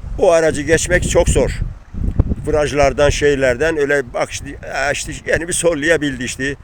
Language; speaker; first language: Turkish; native; Turkish